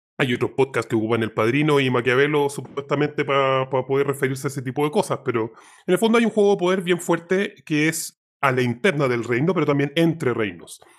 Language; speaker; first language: Spanish; native; Spanish